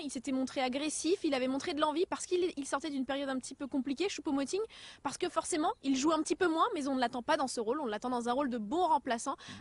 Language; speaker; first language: French; native; French